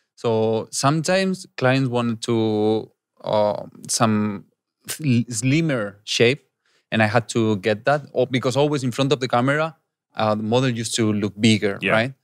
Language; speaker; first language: English; non-native, fluent; Spanish